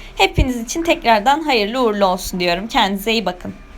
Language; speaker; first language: Turkish; native; Turkish